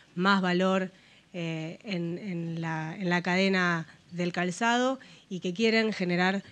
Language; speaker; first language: Spanish; native; Spanish